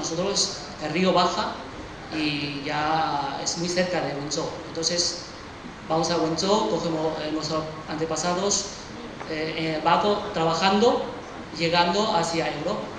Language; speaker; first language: Spanish; early bilingual, other home language; Chinese